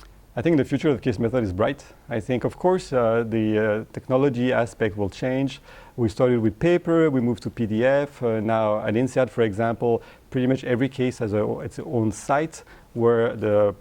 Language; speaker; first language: English; non-native, fluent; French